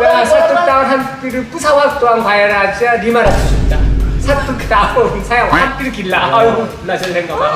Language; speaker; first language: Indonesian; non-native, learner; Korean